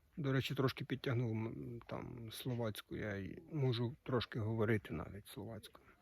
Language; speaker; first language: Ukrainian; native; Ukrainian